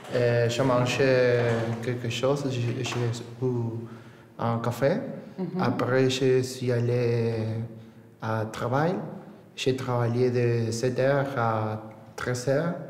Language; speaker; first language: French; non-native, learner; Spanish